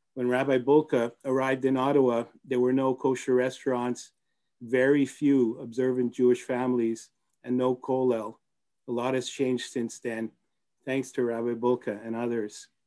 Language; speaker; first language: English; native; English